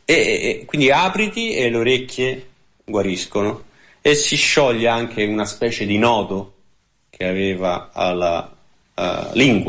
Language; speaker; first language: Italian; native; Italian